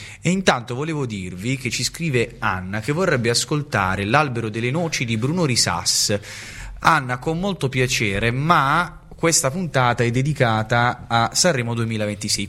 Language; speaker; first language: Italian; native; Italian